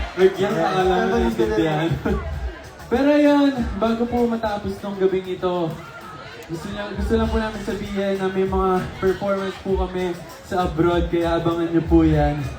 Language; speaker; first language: Filipino; native; Filipino